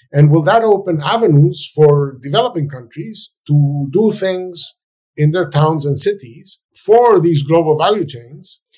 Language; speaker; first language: English; non-native, fluent; Spanish